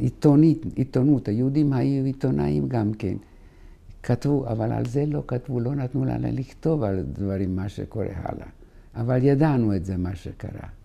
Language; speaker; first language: Hebrew; non-native, fluent; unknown